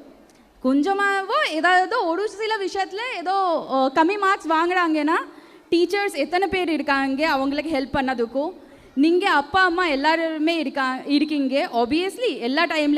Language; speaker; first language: Tamil; non-native, local second language; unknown